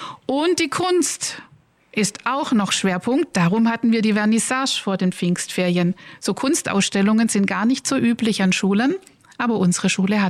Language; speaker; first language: German; native; German